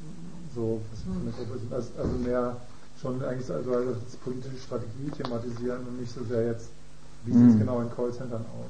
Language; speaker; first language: German; native; German